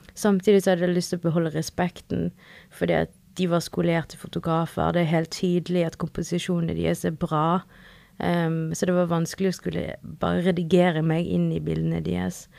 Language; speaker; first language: Norwegian; early bilingual, other home language; Spanish